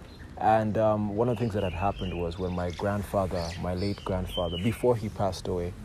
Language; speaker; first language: English; non-native, local second language; Yoruba